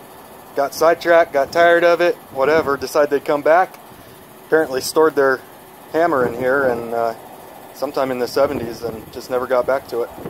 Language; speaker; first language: English; native; English